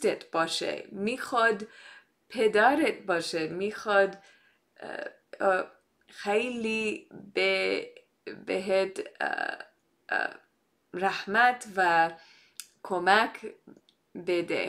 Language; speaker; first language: Persian; non-native, fluent; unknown